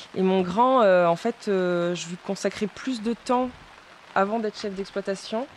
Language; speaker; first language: French; non-native, fluent; Spanish